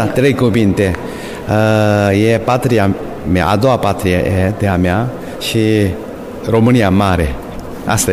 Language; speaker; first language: Romanian; non-native, fluent; Korean